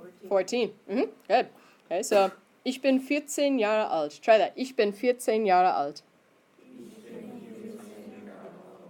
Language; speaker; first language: German; non-native, fluent; English